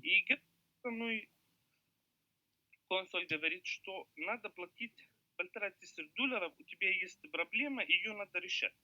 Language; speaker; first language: Russian; non-native, learner; Arabic